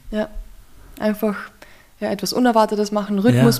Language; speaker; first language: German; native; German